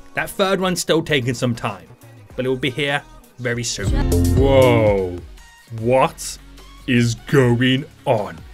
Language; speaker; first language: English; native; English